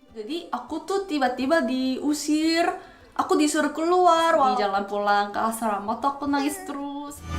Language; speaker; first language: Indonesian; non-native, fluent; Korean